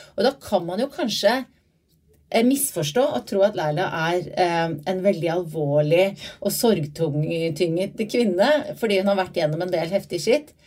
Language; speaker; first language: Norwegian; native; Norwegian